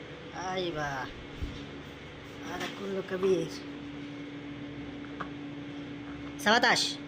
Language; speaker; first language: Arabic; non-native, learner; Bangla